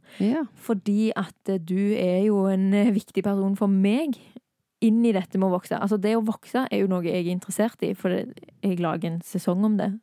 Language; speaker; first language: Norwegian; native; Norwegian